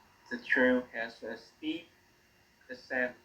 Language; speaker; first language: English; non-native, learner; Vietnamese